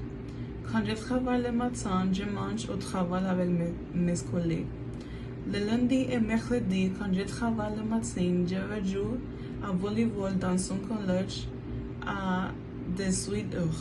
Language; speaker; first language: French; non-native, learner; Spanish